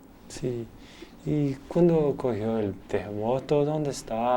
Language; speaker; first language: Spanish; non-native, learner; Portuguese